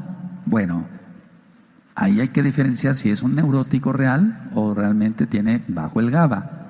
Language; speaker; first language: Spanish; native; Spanish